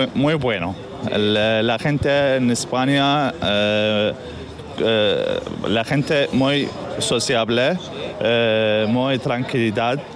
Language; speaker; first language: Spanish; non-native, learner; Arabic